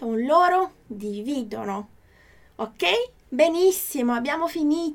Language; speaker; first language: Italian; non-native, fluent; Portuguese